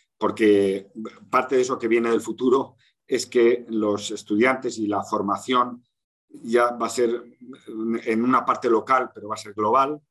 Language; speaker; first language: Spanish; native; Spanish